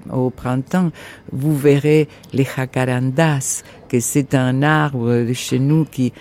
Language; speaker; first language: French; non-native, fluent; Spanish